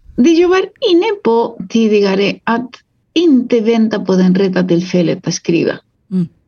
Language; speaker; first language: Swedish; non-native, fluent; Spanish